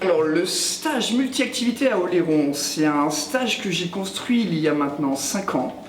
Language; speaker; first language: French; native; French